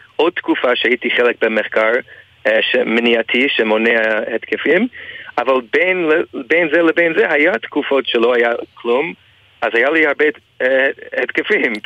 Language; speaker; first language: Hebrew; non-native, fluent; English